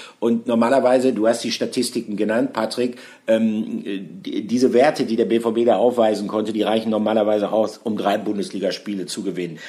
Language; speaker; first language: German; native; German